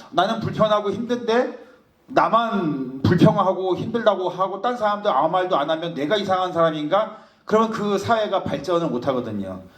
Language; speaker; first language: Korean; native; Korean